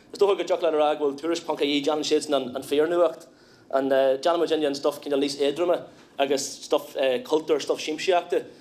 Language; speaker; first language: Irish; non-native, local second language; English